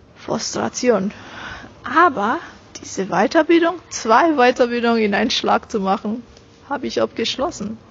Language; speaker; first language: German; non-native, fluent; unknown